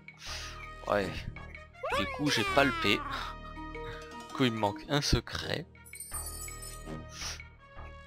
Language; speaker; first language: French; native; French